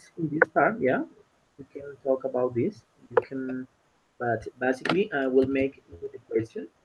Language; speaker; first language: English; non-native, learner; Spanish